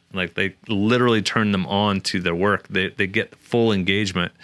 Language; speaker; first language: English; native; English